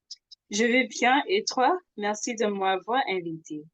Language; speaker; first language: French; non-native, fluent; English